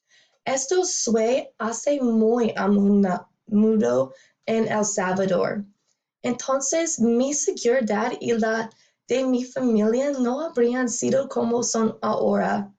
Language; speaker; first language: Spanish; non-native, learner; English